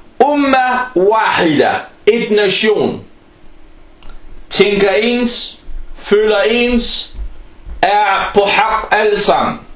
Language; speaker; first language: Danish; non-native, fluent; Arabic